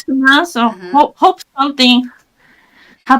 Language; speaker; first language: English; non-native, learner; Japanese